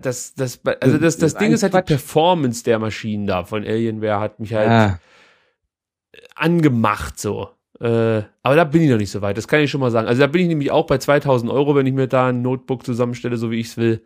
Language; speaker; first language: German; native; German